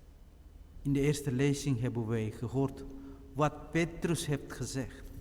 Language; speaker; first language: Dutch; non-native, fluent; Indonesian